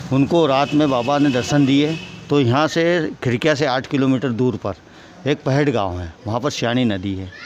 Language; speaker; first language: Hindi; native; Hindi